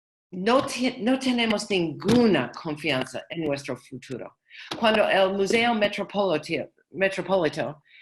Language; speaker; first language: Spanish; non-native, learner; English